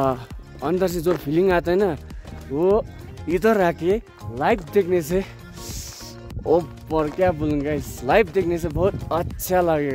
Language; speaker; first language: Hindi; non-native, local second language; Nepali